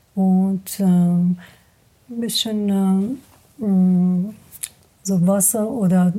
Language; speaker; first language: German; non-native, learner; Persian